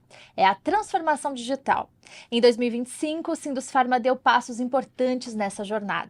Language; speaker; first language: Portuguese; native; Portuguese